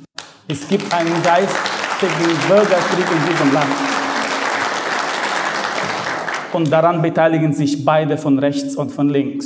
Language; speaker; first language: German; non-native, fluent; Arabic